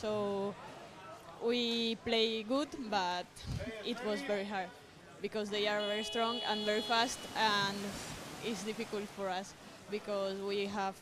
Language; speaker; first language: English; non-native, learner; Spanish